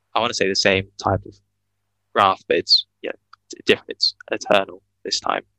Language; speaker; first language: English; native; English